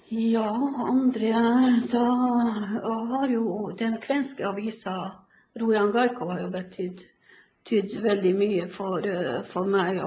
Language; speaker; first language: Norwegian; non-native, local second language; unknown